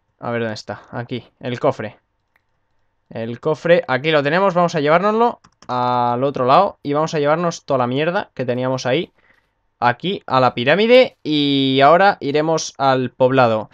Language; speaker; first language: Spanish; native; Spanish